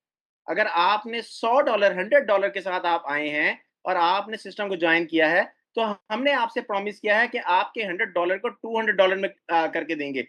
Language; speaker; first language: Hindi; native; Hindi